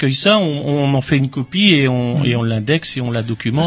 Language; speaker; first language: French; native; French